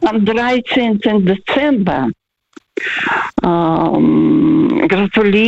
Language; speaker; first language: German; non-native, fluent; Russian